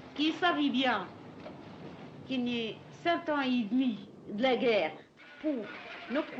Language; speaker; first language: French; non-native, local second language; Arabic